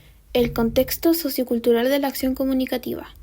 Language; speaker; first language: Spanish; native; Spanish